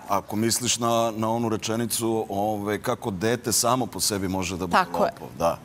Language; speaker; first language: Serbian; native; Serbian